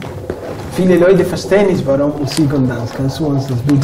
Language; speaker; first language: German; non-native, fluent; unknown